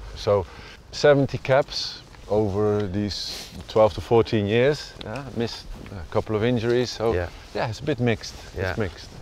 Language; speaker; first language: English; non-native, fluent; Dutch